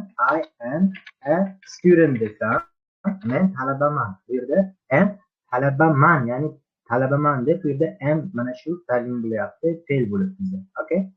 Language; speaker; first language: Uzbek; native; Uzbek